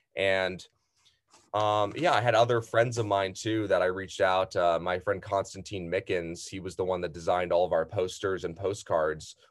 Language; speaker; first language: English; native; English